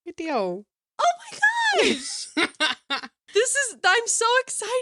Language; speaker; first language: English; native; English